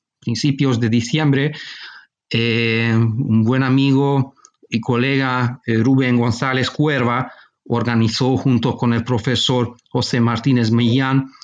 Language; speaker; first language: Spanish; non-native, fluent; Hungarian